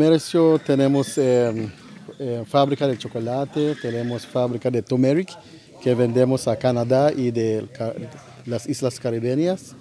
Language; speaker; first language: Spanish; non-native, fluent; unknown